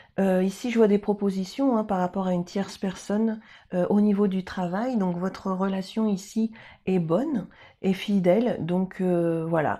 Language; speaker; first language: French; native; French